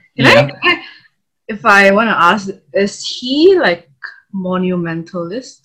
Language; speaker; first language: English; non-native, local second language; Chinese